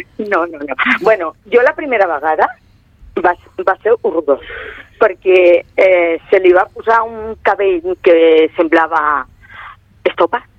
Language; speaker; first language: Catalan; non-native, local second language; Spanish